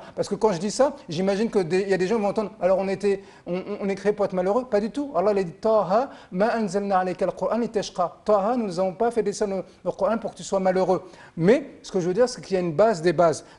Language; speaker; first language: French; native; French